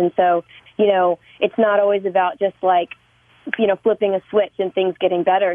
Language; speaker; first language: English; native; English